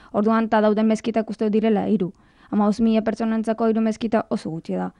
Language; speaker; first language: Basque; non-native, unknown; Arabic